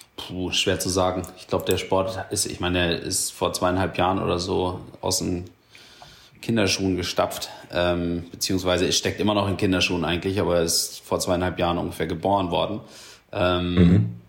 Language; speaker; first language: German; native; German